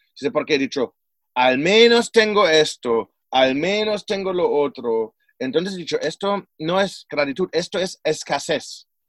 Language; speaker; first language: Spanish; non-native, fluent; German